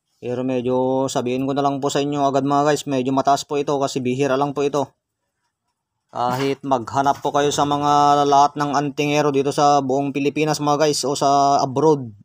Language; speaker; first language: Filipino; non-native, local second language; Iloko